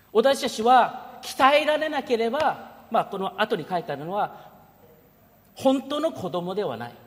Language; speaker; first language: Japanese; early bilingual, heritage; Japanese